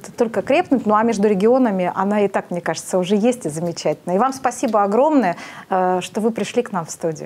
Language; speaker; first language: Russian; native; Russian